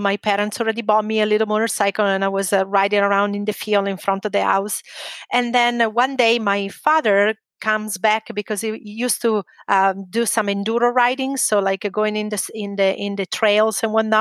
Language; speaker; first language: English; non-native, fluent; Italian